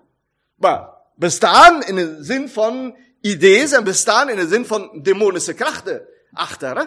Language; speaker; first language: Dutch; non-native, fluent; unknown